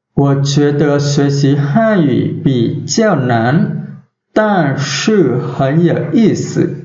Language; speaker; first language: Chinese; non-native, fluent; Vietnamese